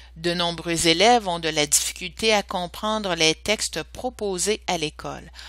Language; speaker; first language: French; native; French